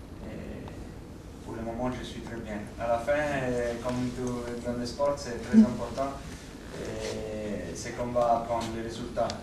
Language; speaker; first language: French; non-native, fluent; Italian